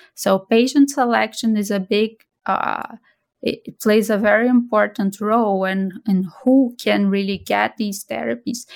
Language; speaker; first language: English; non-native, fluent; Portuguese